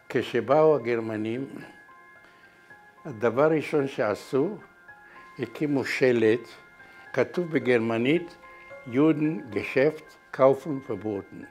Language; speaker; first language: Hebrew; non-native, fluent; Arabic